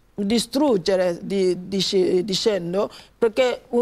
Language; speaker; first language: Italian; non-native, fluent; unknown